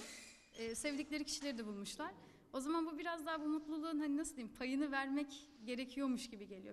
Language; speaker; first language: Turkish; native; Turkish